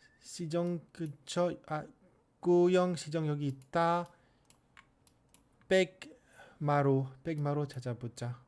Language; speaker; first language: Korean; non-native, learner; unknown